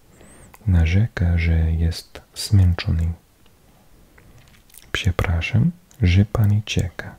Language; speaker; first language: Polish; non-native, learner; English